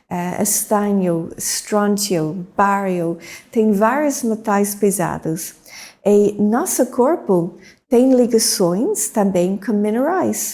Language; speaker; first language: Portuguese; non-native, fluent; English